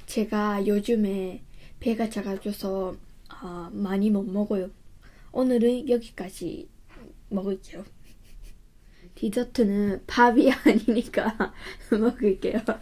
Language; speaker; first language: Korean; early bilingual, heritage; Korean